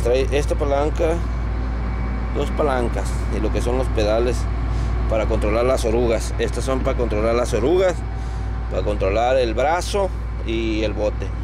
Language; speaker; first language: Spanish; native; Spanish